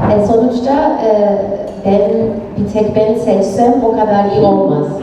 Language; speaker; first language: Turkish; early bilingual, heritage; Turkish